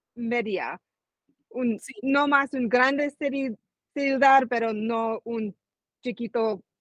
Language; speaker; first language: Spanish; early bilingual, heritage; Spanish